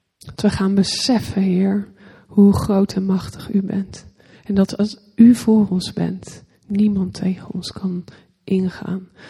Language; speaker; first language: Dutch; native; Dutch